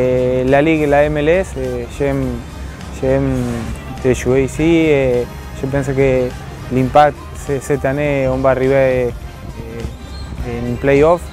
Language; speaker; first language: French; non-native, learner; Spanish